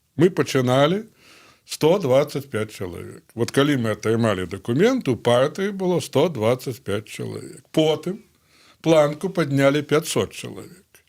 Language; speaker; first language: Belarusian; native; Belarusian